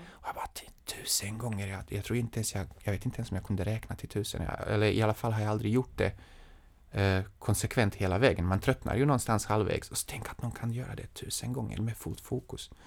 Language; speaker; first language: Swedish; non-native, fluent; Serbian